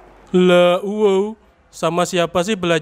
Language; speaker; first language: Indonesian; native; Indonesian